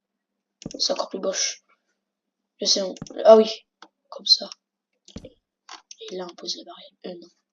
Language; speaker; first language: French; native; French